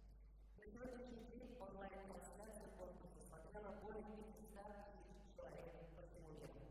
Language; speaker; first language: Russian; native; Russian